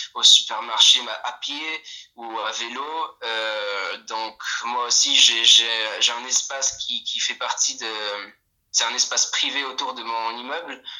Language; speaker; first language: French; non-native, fluent; Polish